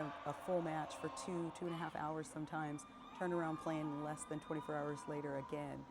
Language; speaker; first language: English; native; English